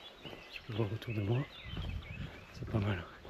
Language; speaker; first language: French; native; French